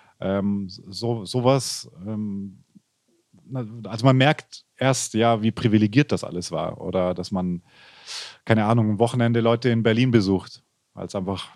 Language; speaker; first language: German; native; German